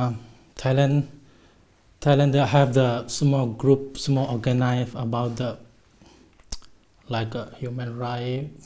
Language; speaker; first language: English; non-native, learner; Thai